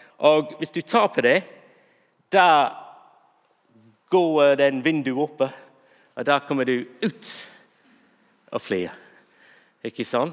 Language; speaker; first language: Norwegian; non-native, fluent; English